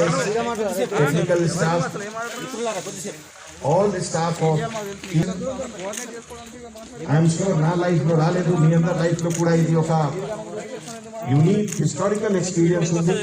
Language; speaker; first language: Telugu; non-native, fluent; Hindi